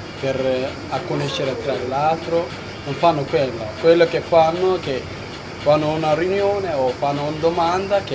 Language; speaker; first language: Italian; non-native, learner; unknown